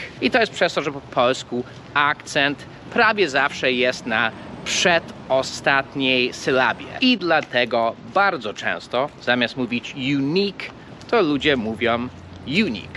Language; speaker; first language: Polish; non-native, fluent; English